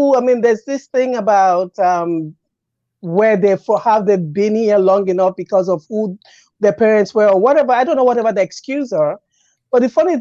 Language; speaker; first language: English; native; English